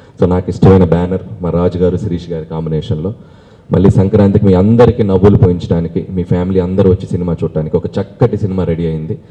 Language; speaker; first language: Telugu; native; Telugu